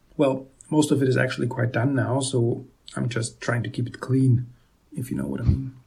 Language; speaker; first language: English; non-native, fluent; German